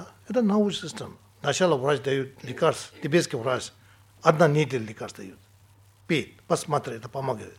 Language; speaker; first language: Russian; non-native, fluent; Tibetan